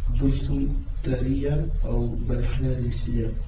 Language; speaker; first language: Arabic; non-native, learner; French